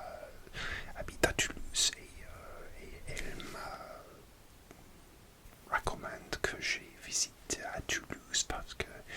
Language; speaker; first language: French; non-native, learner; English